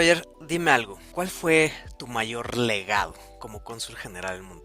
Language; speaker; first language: Spanish; native; Spanish